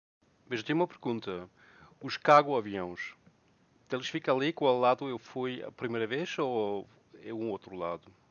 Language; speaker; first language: Portuguese; non-native, learner; German